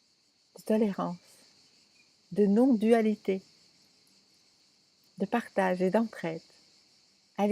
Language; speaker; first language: French; native; French